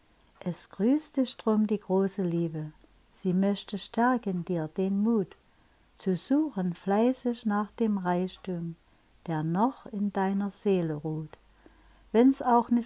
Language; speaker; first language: German; native; German